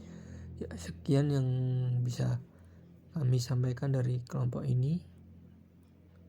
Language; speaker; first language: Indonesian; native; Indonesian